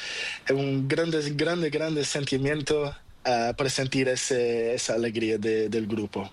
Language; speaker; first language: Spanish; non-native, learner; Portuguese